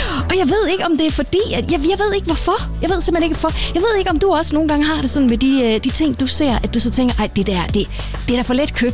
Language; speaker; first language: Danish; native; Danish